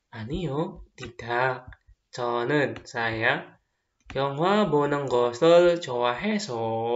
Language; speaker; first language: Korean; non-native, fluent; Indonesian